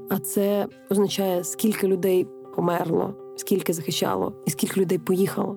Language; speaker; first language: Ukrainian; native; Ukrainian